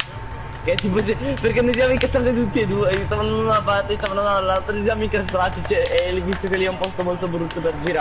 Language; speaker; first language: Italian; native; Italian